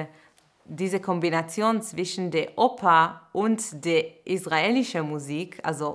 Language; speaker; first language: German; non-native, fluent; Hebrew